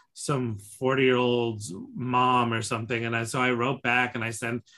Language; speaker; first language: English; native; English